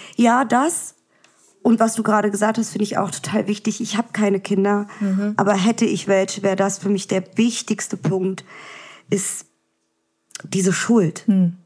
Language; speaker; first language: German; early bilingual, other home language; Russian